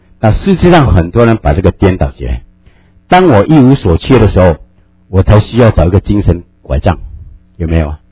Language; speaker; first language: Chinese; native; Chinese